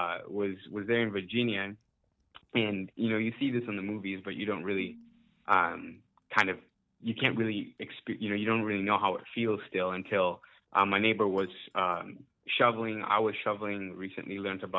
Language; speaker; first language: English; non-native, local second language; Ganda